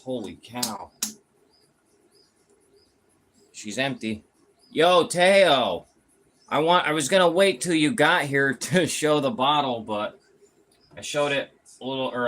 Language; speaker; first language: English; native; English